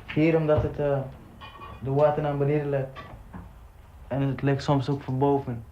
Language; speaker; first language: Dutch; early bilingual, other home language; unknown